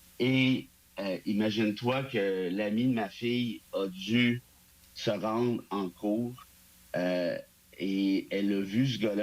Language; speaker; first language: French; native; French